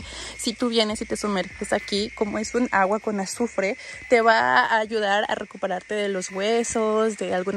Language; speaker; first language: Spanish; native; Spanish